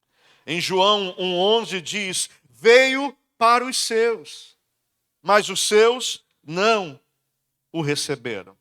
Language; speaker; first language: Portuguese; native; Portuguese